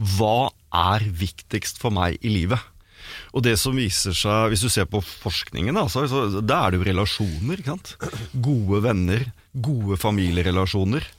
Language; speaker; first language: Norwegian; native; Norwegian